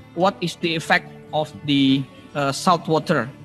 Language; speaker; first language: English; non-native, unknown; Indonesian